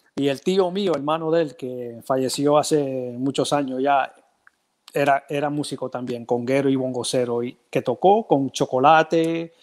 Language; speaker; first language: Spanish; early bilingual, heritage; Spanish